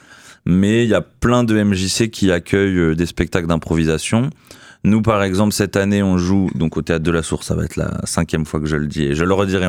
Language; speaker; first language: French; native; French